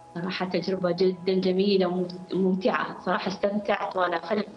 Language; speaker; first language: Arabic; native; Arabic